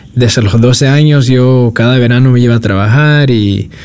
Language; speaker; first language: Spanish; early bilingual, heritage; Spanish